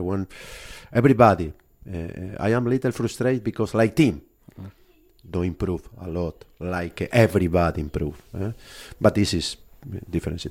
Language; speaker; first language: English; non-native, fluent; Spanish